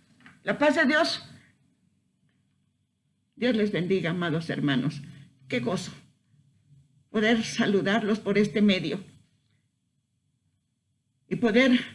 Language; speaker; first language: Spanish; native; Spanish